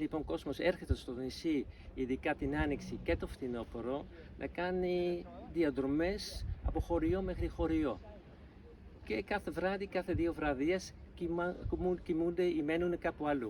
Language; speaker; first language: Greek; non-native, fluent; Dutch